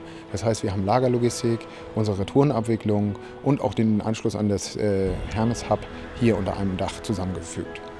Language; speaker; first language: German; native; German